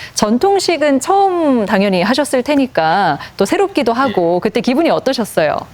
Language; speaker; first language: Korean; native; Korean